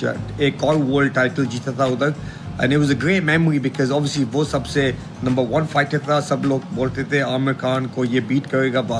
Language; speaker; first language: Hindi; early bilingual, heritage; Hindi